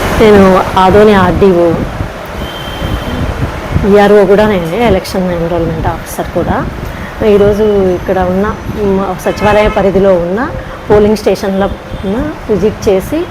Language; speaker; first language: Telugu; native; Telugu